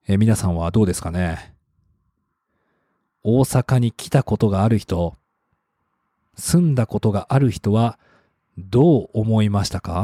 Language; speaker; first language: Japanese; non-native, fluent; English